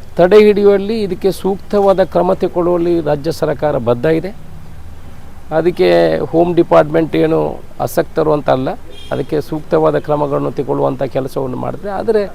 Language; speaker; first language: Kannada; native; Kannada